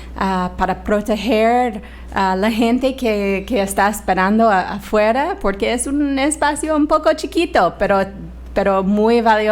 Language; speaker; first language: Spanish; non-native, fluent; English